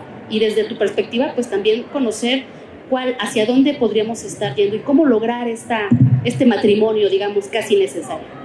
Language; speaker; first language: Spanish; native; Spanish